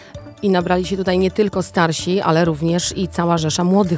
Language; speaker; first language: Polish; native; Polish